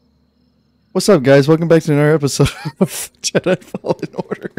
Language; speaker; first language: English; native; English